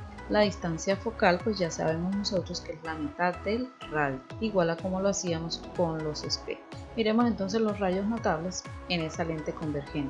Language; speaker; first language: Spanish; native; Spanish